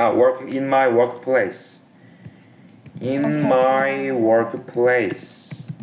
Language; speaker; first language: English; non-native, learner; Korean